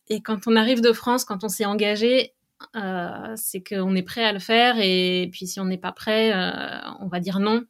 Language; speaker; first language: French; native; French